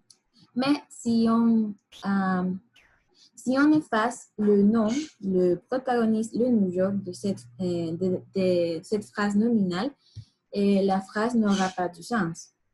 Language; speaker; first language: French; non-native, learner; Spanish